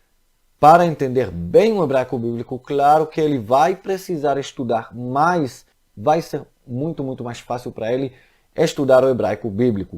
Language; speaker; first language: Portuguese; non-native, fluent; Hebrew